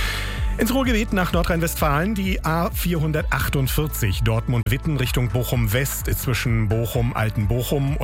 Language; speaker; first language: German; native; German